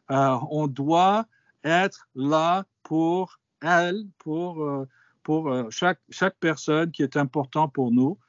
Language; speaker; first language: French; non-native, fluent; English